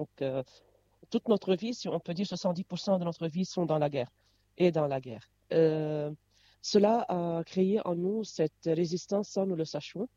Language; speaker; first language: French; non-native, local second language; Arabic